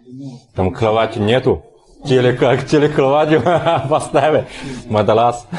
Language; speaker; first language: Russian; non-native, learner; Chinese